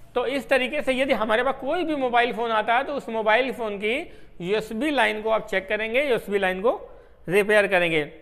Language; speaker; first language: Hindi; native; Hindi